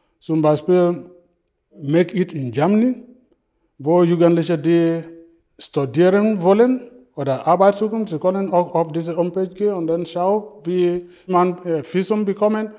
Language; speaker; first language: German; non-native, fluent; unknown